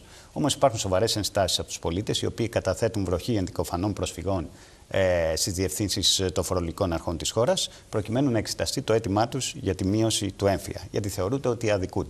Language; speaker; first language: Greek; native; Greek